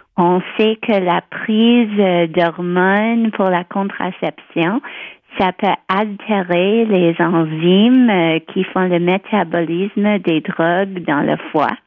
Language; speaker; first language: French; non-native, local second language; English